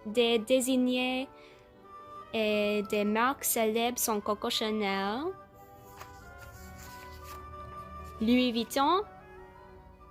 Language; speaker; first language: French; non-native, learner; English